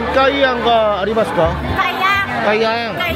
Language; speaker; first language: Japanese; non-native, learner; Korean